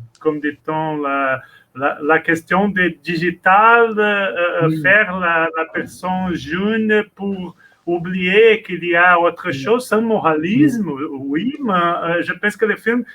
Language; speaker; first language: French; non-native, learner; Portuguese